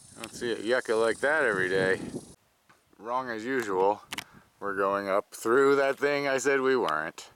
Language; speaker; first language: English; native; English